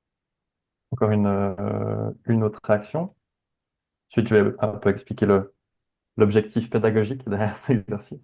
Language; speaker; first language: French; native; French